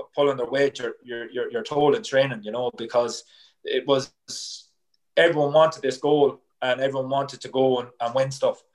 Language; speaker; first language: English; native; English